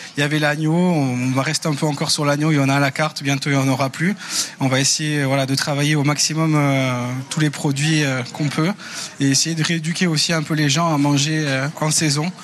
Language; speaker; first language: French; native; French